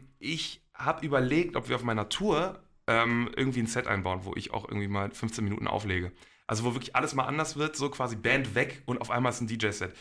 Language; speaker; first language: German; early bilingual, other home language; Polish